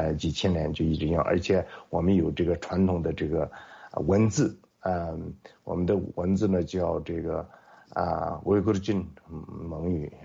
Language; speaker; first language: Chinese; non-native, local second language; Mongolian